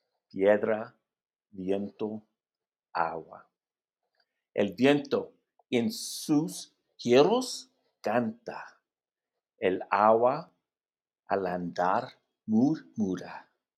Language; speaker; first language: Spanish; non-native, learner; English